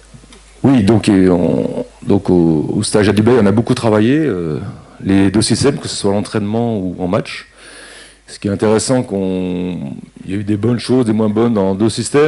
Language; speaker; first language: French; native; French